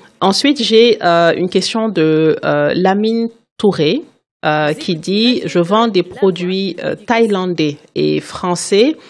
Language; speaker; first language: French; non-native, local second language; Wolof